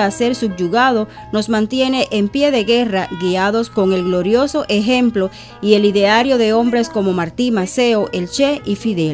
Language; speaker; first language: Spanish; native; Spanish